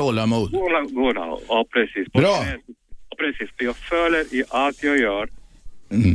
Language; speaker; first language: Swedish; non-native, fluent; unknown